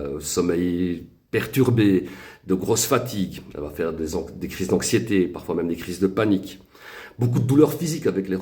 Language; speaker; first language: French; native; French